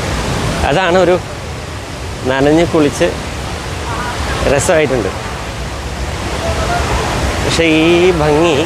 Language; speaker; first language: Malayalam; native; Malayalam